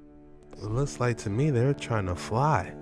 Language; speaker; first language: English; native; English